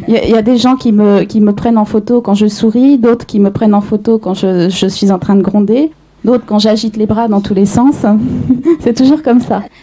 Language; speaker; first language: French; native; French